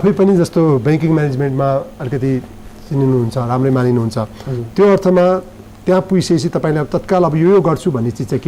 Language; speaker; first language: Nepali; native; Nepali